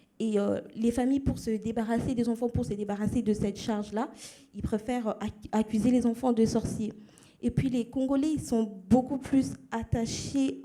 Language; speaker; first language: French; non-native, local second language; Lingala